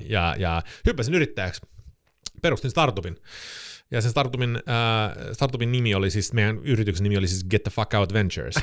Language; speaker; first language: Finnish; early bilingual, heritage; Finnish